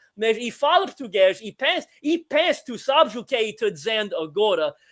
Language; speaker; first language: Portuguese; early bilingual, heritage; Portuguese